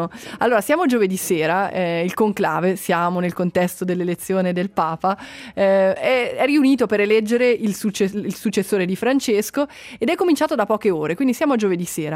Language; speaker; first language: Italian; native; Italian